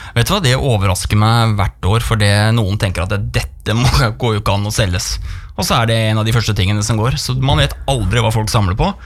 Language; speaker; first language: Norwegian; native; Norwegian